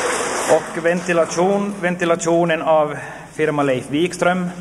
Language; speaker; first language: Swedish; native; Swedish